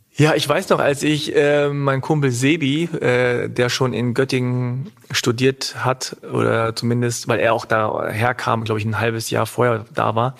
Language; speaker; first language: German; native; German